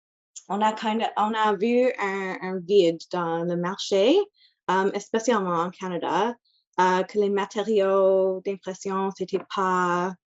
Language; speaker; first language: French; non-native, local second language; English